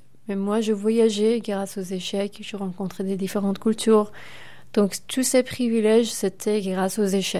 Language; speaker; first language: French; non-native, fluent; Persian